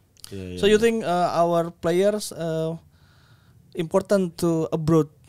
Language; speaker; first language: English; non-native, learner; Indonesian